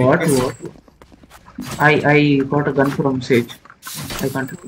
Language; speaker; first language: English; non-native, local second language; Kannada